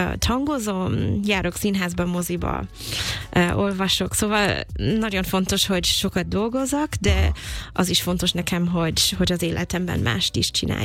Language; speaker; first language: Hungarian; non-native, fluent; English